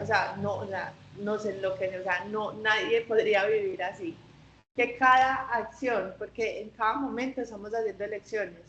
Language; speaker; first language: Spanish; native; Spanish